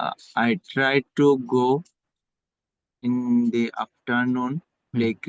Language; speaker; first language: English; non-native, learner; Bangla